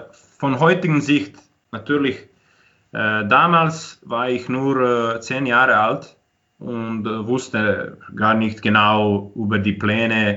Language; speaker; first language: German; non-native, fluent; Croatian